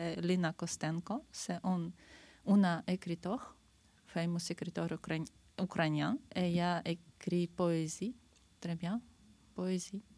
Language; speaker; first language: French; non-native, learner; Ukrainian